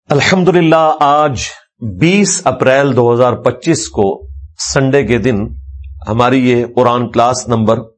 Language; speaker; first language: Urdu; non-native, local second language; Punjabi